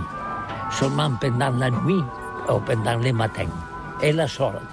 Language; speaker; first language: French; non-native, learner; Catalan